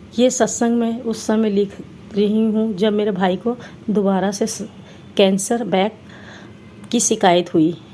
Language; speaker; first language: Hindi; native; Hindi